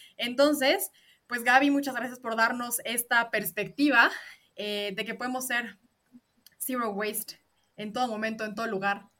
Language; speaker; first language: Spanish; native; Spanish